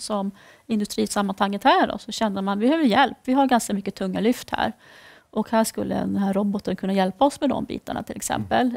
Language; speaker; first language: Swedish; native; Swedish